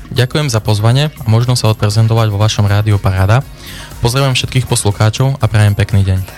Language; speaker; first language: Slovak; native; Slovak